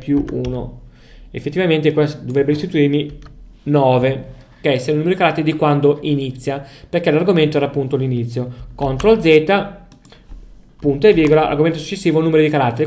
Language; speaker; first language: Italian; native; Italian